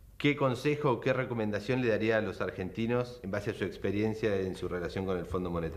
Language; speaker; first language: Spanish; native; Spanish